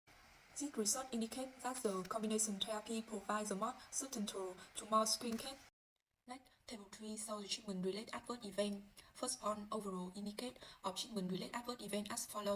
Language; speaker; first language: English; non-native, learner; Vietnamese